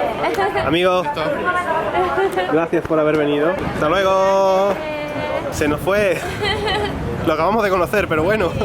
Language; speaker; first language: Spanish; native; Spanish